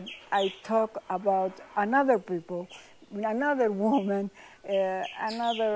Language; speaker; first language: English; non-native, learner; Spanish